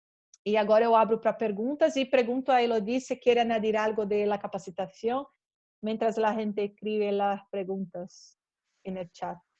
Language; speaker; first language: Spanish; non-native, fluent; Portuguese